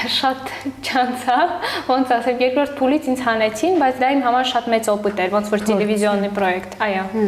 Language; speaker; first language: Armenian; early bilingual, heritage; Armenian